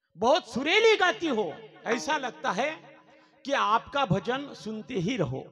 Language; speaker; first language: Hindi; non-native, local second language; Marathi